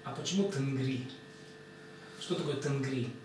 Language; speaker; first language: Russian; native; Russian